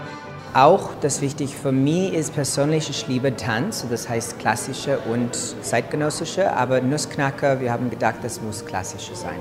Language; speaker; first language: German; non-native, fluent; English